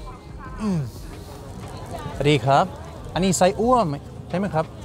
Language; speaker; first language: Thai; non-native, learner; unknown